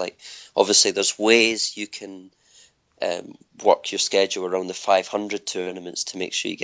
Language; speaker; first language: English; native; English